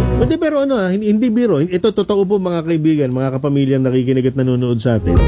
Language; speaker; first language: Filipino; native; Filipino